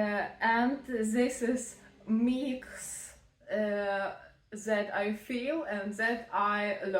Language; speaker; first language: English; non-native, learner; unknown